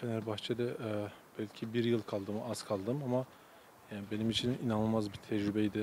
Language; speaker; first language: Turkish; early bilingual, other home language; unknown